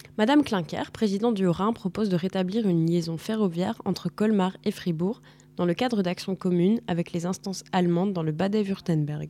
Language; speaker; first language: French; native; French